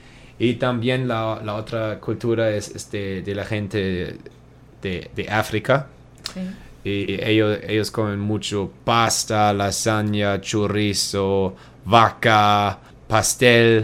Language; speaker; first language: Spanish; non-native, learner; German